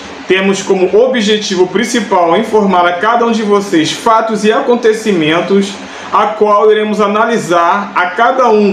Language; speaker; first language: Portuguese; native; Portuguese